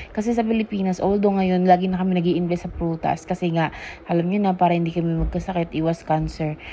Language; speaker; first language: Filipino; native; Filipino